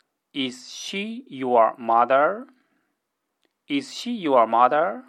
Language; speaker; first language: English; non-native, fluent; Japanese